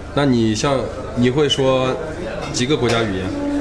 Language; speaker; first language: Chinese; native; Chinese